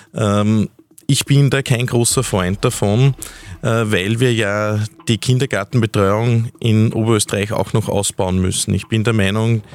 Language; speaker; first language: German; native; German